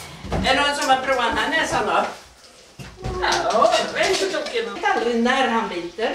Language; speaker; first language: Swedish; early bilingual, other home language; Estonian